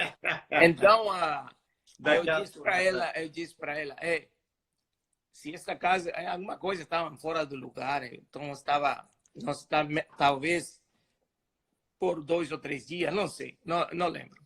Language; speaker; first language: Portuguese; non-native, fluent; Spanish